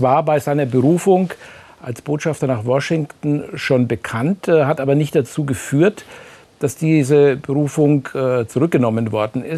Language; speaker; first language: German; native; German